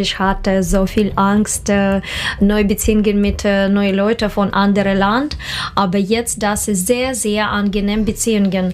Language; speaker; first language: German; non-native, learner; Russian